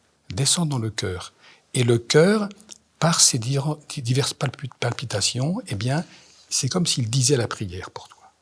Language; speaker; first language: French; native; French